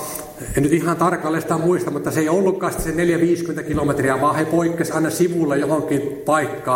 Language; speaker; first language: Finnish; native; Finnish